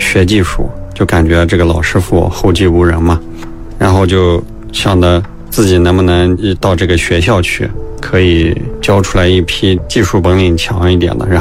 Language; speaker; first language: Chinese; native; Chinese